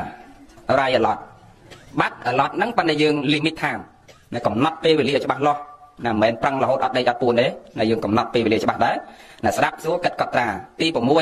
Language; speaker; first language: Khmer; native; Khmer